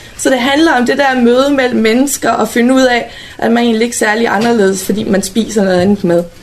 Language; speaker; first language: Danish; native; Danish